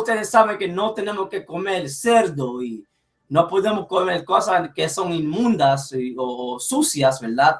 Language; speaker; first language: Spanish; early bilingual, heritage; English